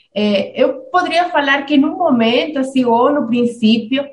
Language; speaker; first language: Portuguese; non-native, fluent; Spanish